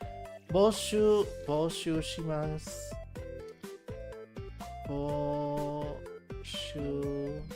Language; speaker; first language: Japanese; non-native, learner; English